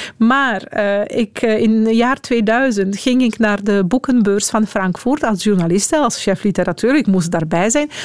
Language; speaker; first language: Dutch; non-native, fluent; Polish